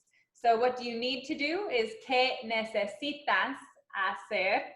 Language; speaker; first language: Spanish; non-native, fluent; English